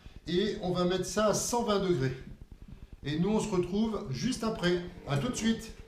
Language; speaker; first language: French; native; French